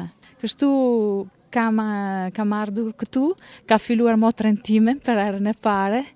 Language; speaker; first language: Albanian; non-native, learner; Italian